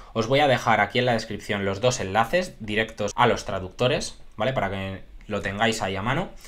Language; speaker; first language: Spanish; native; Spanish